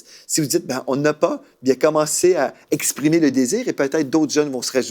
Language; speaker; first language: French; native; French